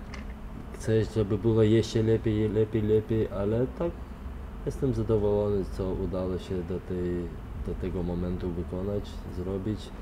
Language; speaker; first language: Polish; non-native, fluent; Lithuanian